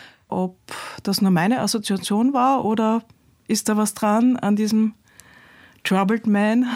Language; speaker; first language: German; native; German